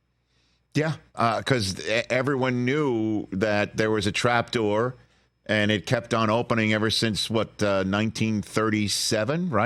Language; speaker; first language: English; native; English